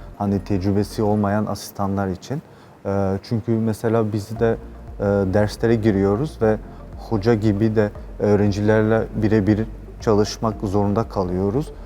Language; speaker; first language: Turkish; non-native, fluent; Albanian